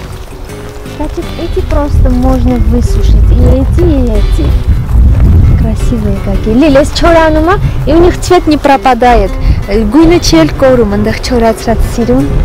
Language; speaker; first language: Russian; non-native, fluent; Armenian